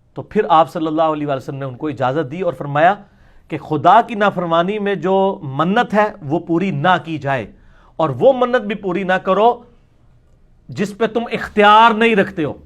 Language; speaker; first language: Urdu; non-native, local second language; Punjabi